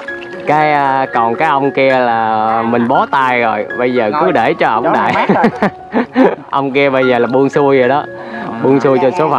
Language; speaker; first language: Vietnamese; native; Vietnamese